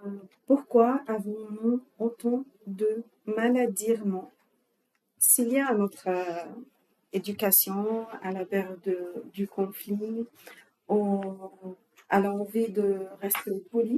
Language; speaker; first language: French; non-native, learner; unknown